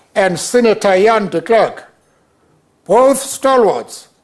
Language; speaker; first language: English; non-native, local second language; Xhosa